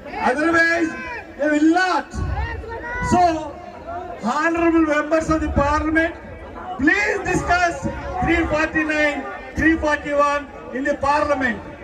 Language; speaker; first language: English; non-native, local second language; Telugu